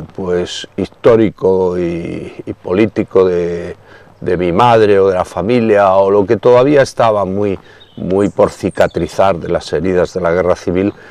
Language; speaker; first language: Spanish; native; Spanish